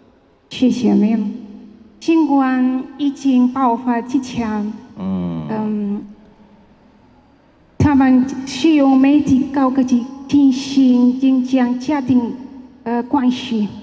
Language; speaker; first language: Chinese; non-native, fluent; Indonesian